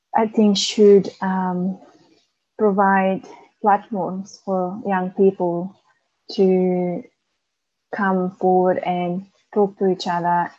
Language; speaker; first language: English; non-native, fluent; Macedonian